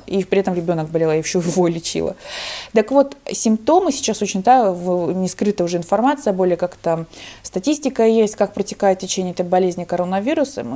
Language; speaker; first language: Russian; native; Russian